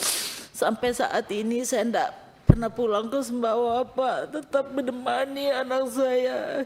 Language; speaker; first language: Indonesian; non-native, local second language; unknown